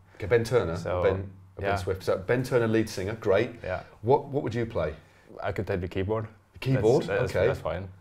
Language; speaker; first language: English; non-native, fluent; Norwegian